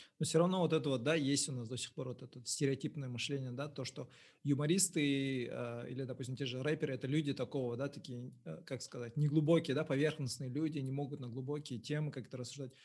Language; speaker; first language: Russian; non-native, local second language; Kazakh